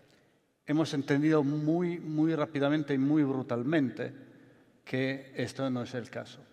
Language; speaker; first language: Spanish; non-native, fluent; Italian